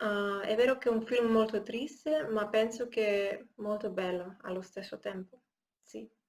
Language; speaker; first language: Italian; non-native, learner; Spanish